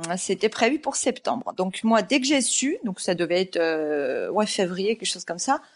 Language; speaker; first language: French; early bilingual, other home language; Georgian